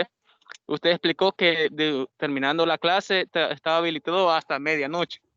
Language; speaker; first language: Spanish; native; Spanish